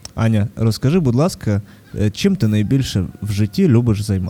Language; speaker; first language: Ukrainian; native; Ukrainian